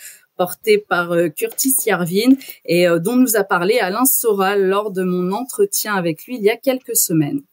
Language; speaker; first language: French; native; French